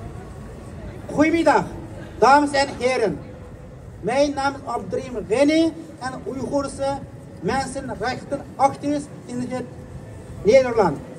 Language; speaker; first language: Dutch; non-native, fluent; Uyghur